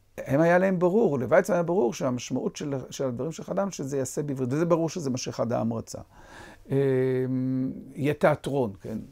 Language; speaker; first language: Hebrew; native; Hebrew